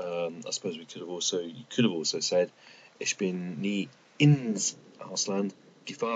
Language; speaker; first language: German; non-native, fluent; English